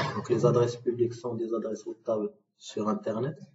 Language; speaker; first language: French; non-native, local second language; Arabic